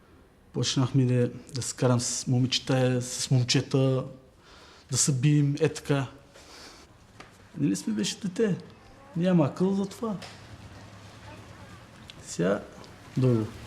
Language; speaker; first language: Bulgarian; non-native, local second language; Turkish